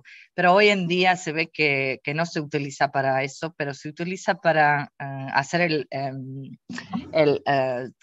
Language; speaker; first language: Spanish; non-native, fluent; Dutch